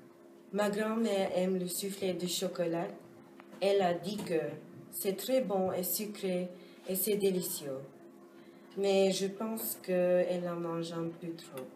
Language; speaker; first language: French; non-native, learner; English